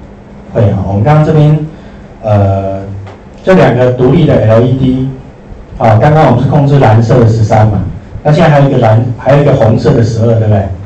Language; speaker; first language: Chinese; native; Chinese